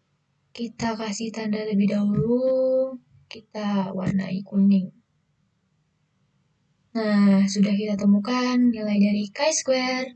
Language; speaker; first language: Indonesian; native; Indonesian